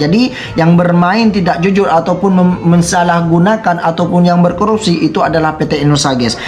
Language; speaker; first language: Malay; non-native, local second language; Madurese